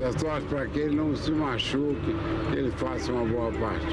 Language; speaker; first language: Portuguese; native; Portuguese